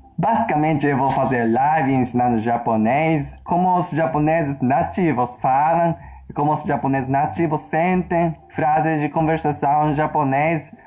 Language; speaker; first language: Portuguese; non-native, fluent; Japanese